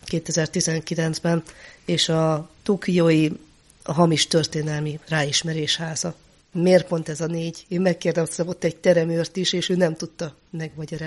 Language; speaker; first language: Hungarian; native; Hungarian